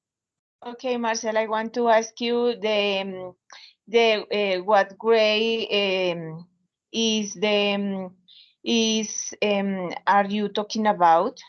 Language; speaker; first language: English; non-native, learner; Spanish